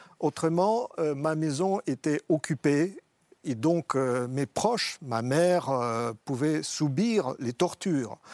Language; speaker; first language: French; non-native, fluent; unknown